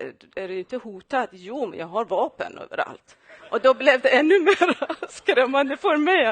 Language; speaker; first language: Swedish; non-native, fluent; Persian